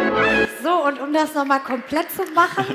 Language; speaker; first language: German; native; German